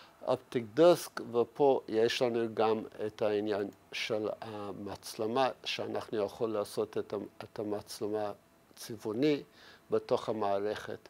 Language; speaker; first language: Hebrew; non-native, fluent; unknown